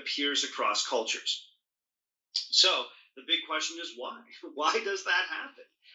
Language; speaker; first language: English; native; English